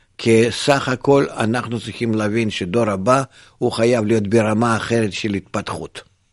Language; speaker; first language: Hebrew; non-native, fluent; Russian